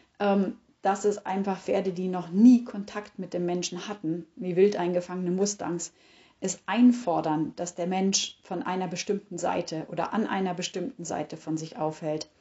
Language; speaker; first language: German; native; German